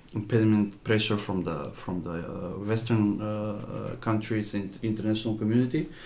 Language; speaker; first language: English; non-native, fluent; Macedonian